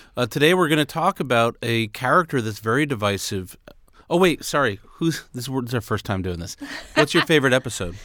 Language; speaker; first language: English; native; English